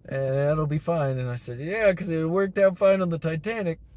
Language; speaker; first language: English; native; English